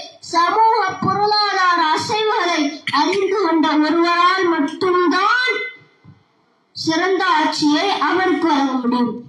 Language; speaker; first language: Tamil; native; Tamil